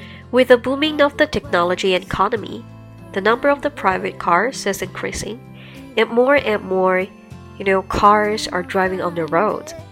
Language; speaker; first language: English; non-native, fluent; Chinese